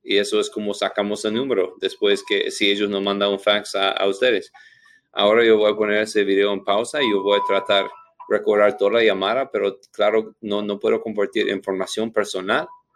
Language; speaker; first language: Spanish; non-native, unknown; English